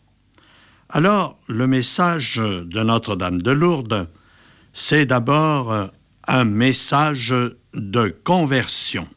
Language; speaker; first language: French; native; French